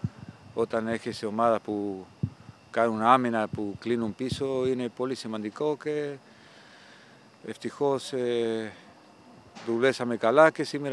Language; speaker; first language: Greek; non-native, fluent; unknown